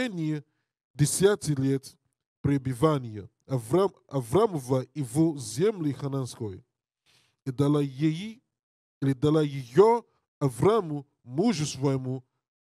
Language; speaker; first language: Russian; non-native, learner; English